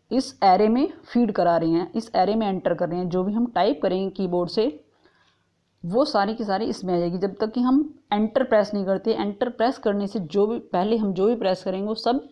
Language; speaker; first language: Hindi; native; Hindi